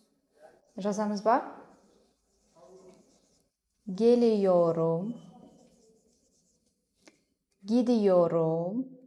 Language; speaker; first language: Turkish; non-native, fluent; Kazakh